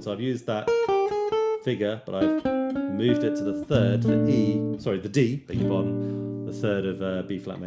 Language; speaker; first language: English; native; English